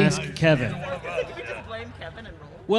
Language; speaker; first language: English; native; English